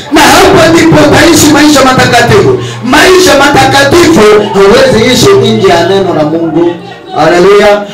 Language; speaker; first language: Swahili; non-native, local second language; Kikuyu